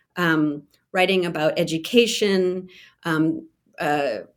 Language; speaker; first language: English; native; English